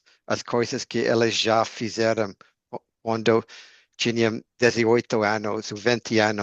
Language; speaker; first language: Portuguese; non-native, learner; English